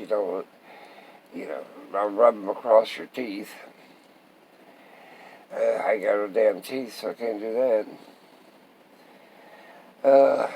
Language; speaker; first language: English; native; English